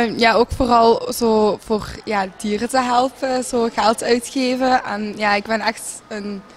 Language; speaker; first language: Dutch; native; Dutch